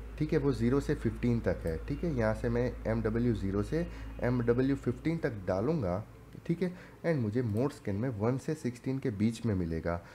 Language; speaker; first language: Hindi; native; Hindi